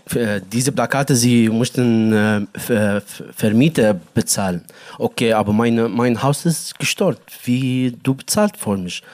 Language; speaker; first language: German; non-native, learner; Arabic